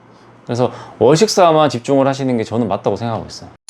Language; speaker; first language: Korean; native; Korean